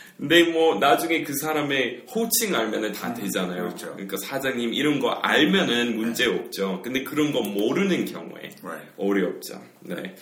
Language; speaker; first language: Korean; non-native, fluent; English